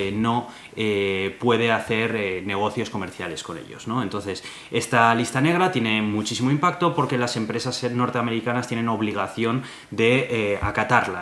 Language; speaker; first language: Spanish; native; Spanish